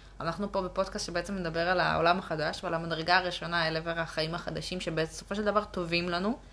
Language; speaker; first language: Hebrew; early bilingual, other home language; Russian